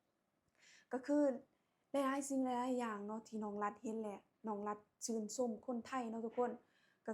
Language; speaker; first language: Thai; non-native, local second language; Lao